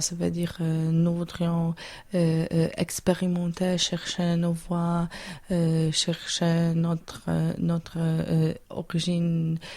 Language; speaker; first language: French; non-native, learner; Polish